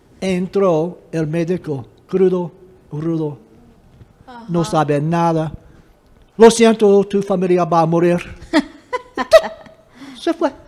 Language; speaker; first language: Spanish; non-native, fluent; English